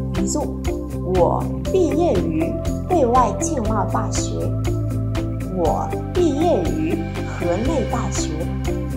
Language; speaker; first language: Chinese; non-native, fluent; Vietnamese